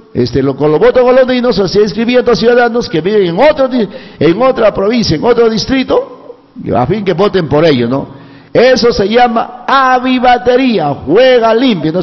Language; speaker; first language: Spanish; native; Spanish